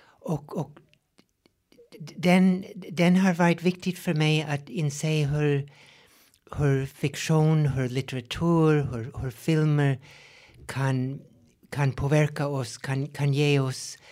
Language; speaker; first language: Swedish; non-native, fluent; English